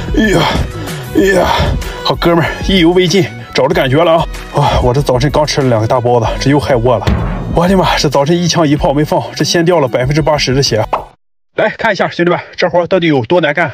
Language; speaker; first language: Chinese; native; Chinese